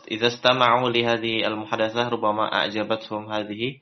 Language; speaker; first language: Arabic; non-native, fluent; Indonesian